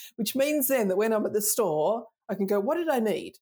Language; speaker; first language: English; native; English